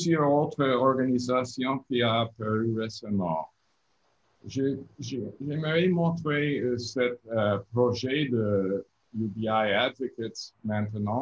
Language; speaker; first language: French; non-native, learner; English